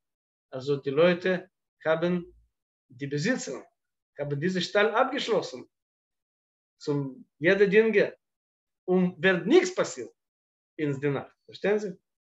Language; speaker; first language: German; non-native, fluent; Russian